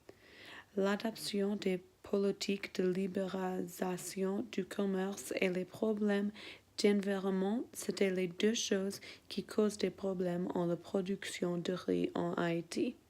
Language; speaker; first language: French; non-native, learner; English